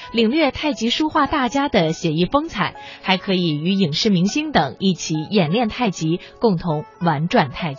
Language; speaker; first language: Chinese; native; Chinese